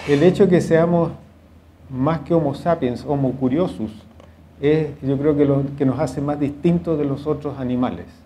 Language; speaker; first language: Spanish; native; Spanish